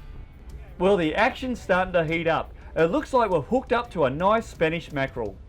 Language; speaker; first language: English; native; English